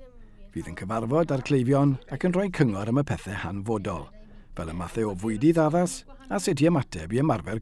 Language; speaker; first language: Welsh; native; Welsh